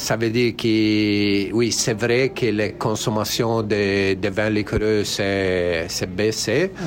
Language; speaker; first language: French; non-native, learner; Italian